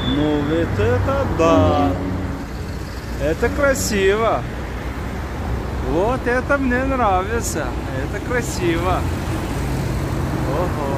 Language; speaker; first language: Russian; non-native, learner; Azerbaijani